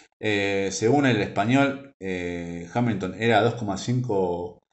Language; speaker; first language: Spanish; native; Spanish